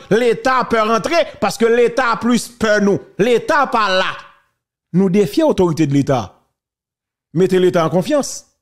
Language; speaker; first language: French; non-native, local second language; Haitian Creole